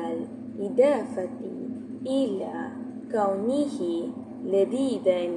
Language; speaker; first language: Arabic; non-native, learner; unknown